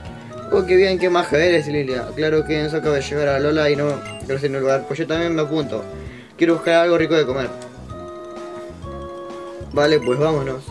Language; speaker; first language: Spanish; native; Spanish